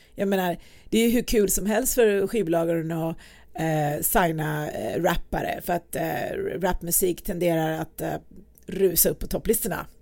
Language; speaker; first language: Swedish; early bilingual, other home language; Persian